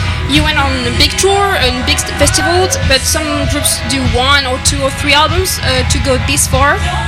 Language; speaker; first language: English; non-native, fluent; French